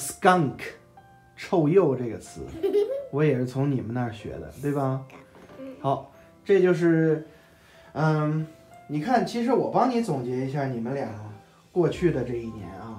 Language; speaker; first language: Chinese; native; Chinese